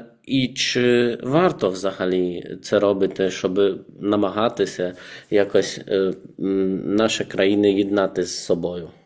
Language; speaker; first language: Ukrainian; non-native, fluent; Polish